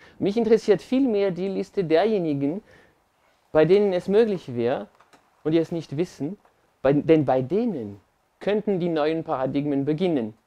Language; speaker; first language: German; non-native, fluent; French